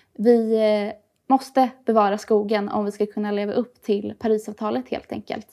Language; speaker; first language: Swedish; early bilingual, other home language; Persian